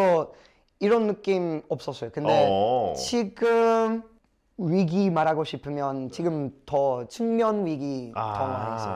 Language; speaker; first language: Korean; non-native, learner; English